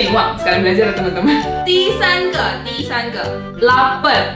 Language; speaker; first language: Chinese; non-native, fluent; Indonesian